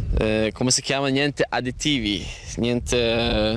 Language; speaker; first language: Italian; non-native, learner; Norwegian